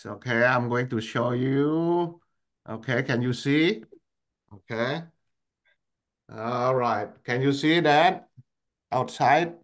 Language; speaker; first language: English; non-native, local second language; Indonesian